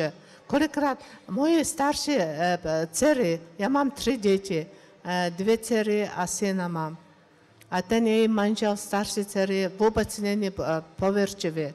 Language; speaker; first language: Czech; non-native, learner; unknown